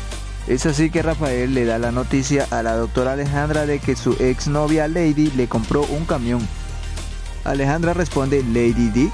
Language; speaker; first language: Spanish; native; Spanish